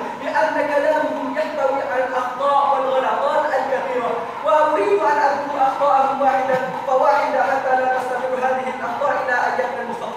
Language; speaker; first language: Arabic; non-native, learner; Indonesian